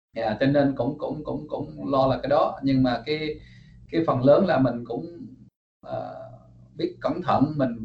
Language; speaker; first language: Vietnamese; early bilingual, heritage; Vietnamese